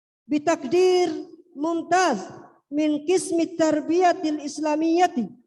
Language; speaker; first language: Arabic; non-native, fluent; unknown